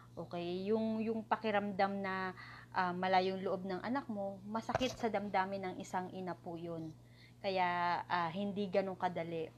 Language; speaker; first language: Filipino; native; Filipino